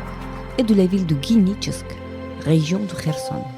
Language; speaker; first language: French; non-native, fluent; Ukrainian